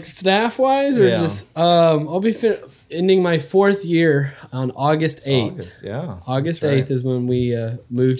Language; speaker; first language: English; native; English